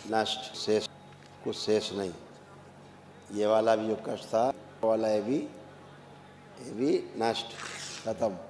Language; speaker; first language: Hindi; native; Hindi